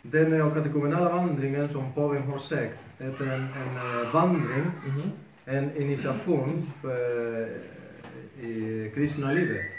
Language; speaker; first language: Swedish; non-native, fluent; Spanish